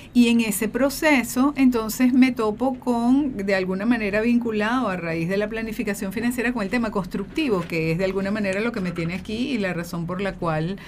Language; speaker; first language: Spanish; native; Spanish